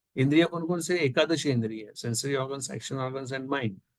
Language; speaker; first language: Hindi; non-native, local second language; Marathi